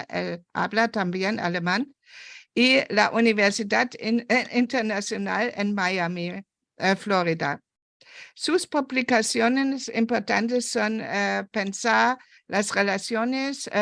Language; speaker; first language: Spanish; non-native, fluent; German